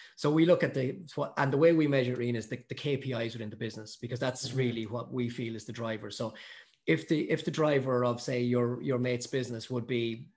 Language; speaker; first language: English; native; English